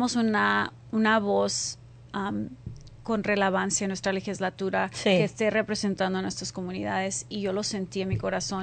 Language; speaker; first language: Spanish; early bilingual, heritage; Spanish